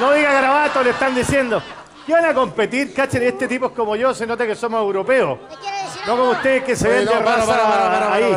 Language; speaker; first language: Spanish; native; Spanish